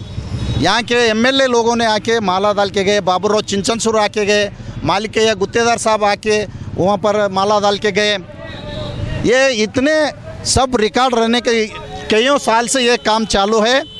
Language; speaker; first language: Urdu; non-native, local second language; Kannada